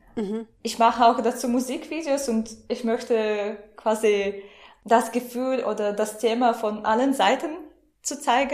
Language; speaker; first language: German; non-native, fluent; Russian